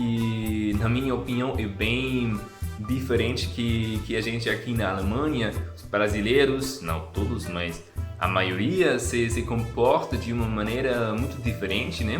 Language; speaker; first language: Portuguese; non-native, fluent; German